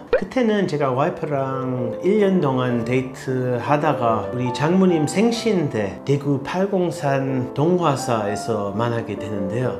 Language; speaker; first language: Korean; non-native, fluent; English